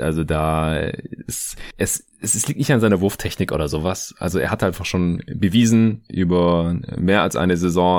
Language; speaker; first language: German; native; German